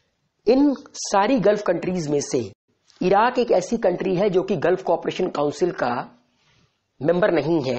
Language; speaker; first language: Hindi; native; Hindi